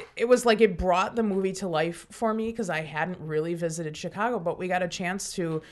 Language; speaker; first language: English; native; English